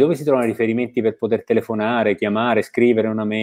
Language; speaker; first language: Italian; native; Italian